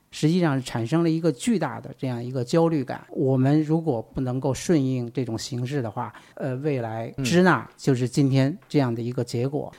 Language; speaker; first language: Chinese; native; Chinese